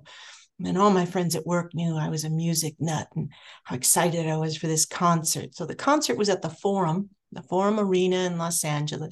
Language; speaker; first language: English; native; English